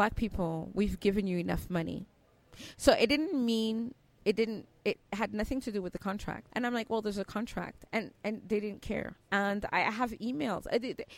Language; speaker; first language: English; native; English